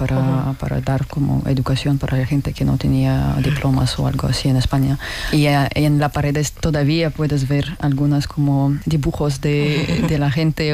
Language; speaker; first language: Spanish; non-native, learner; Russian